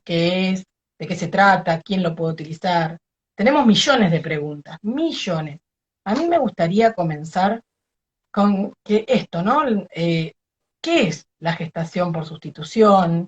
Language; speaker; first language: Spanish; native; Spanish